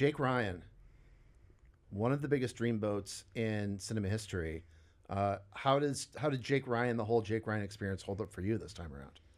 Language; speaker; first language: English; native; English